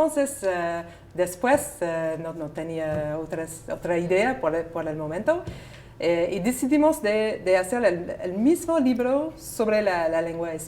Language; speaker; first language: Spanish; non-native, learner; English